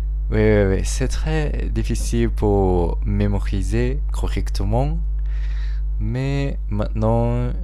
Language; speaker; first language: French; non-native, learner; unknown